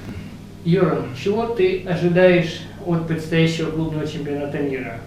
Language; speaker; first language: Russian; native; Russian